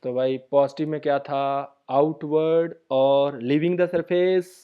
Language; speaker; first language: Hindi; native; Hindi